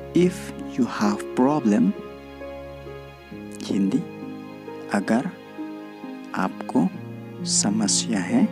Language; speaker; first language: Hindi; non-native, local second language; Khasi